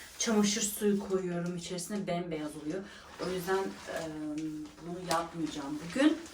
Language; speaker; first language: Turkish; early bilingual, heritage; Turkish